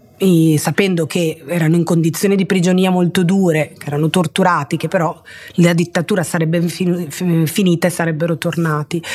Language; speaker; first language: Italian; early bilingual, other home language; Spanish